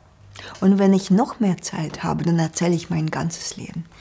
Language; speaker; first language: German; non-native, fluent; Russian